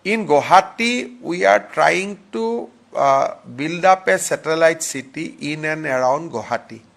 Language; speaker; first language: English; non-native, local second language; Assamese